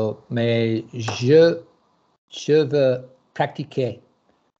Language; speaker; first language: French; non-native, learner; English